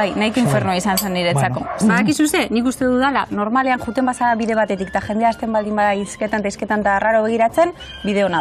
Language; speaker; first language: Basque; non-native, local second language; Spanish